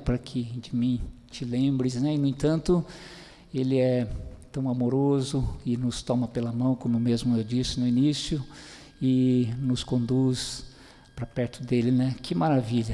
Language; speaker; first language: Portuguese; native; Portuguese